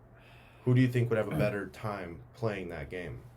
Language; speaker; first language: English; native; English